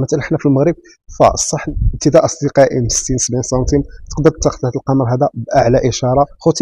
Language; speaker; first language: Arabic; native; Arabic